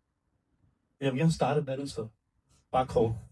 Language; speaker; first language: Danish; early bilingual, other home language; Urdu